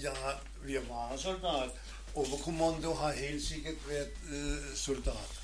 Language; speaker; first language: Norwegian; non-native, learner; German